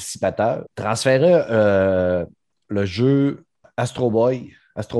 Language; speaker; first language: French; native; French